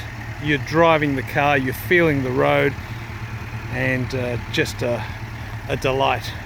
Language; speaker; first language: English; native; English